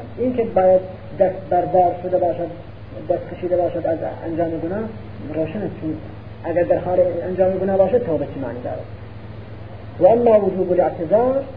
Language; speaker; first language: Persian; non-native, local second language; Central Kurdish